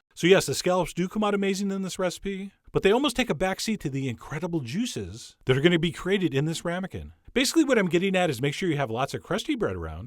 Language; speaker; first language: English; native; English